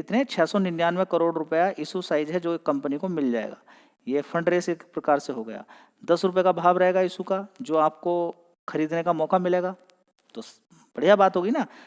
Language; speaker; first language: Hindi; native; Hindi